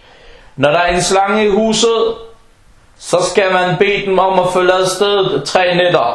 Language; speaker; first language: Danish; non-native, fluent; Arabic